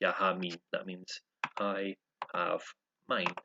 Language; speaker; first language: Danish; non-native, learner; English